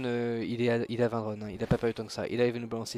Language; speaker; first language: French; native; French